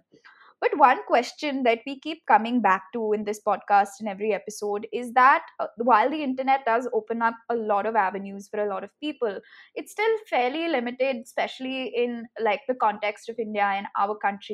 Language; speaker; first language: English; non-native, local second language; Hindi